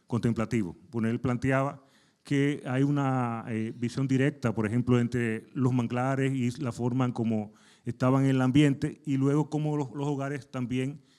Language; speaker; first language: Spanish; native; Spanish